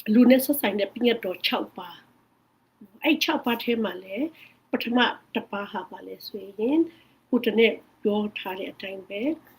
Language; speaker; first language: Burmese; non-native, local second language; Hakha Chin